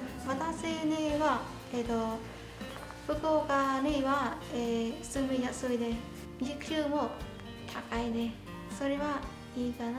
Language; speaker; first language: Japanese; non-native, learner; Burmese